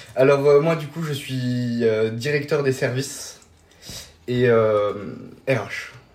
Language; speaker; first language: French; native; French